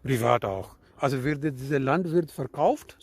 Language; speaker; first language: German; non-native, learner; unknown